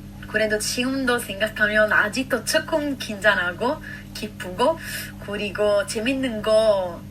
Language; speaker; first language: Korean; non-native, fluent; Italian